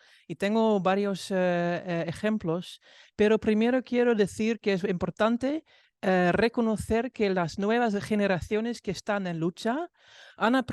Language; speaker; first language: Spanish; non-native, fluent; Dutch